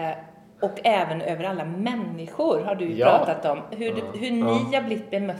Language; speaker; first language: Swedish; native; Swedish